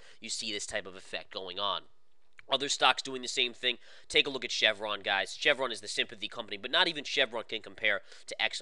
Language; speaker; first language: English; native; English